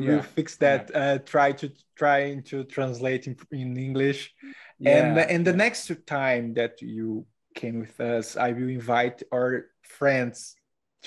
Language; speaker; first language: English; non-native, learner; Portuguese